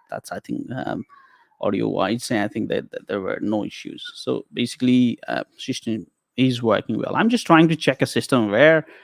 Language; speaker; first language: English; non-native, local second language; Nepali